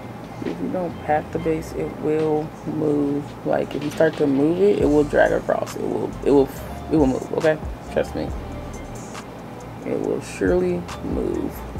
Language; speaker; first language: English; native; English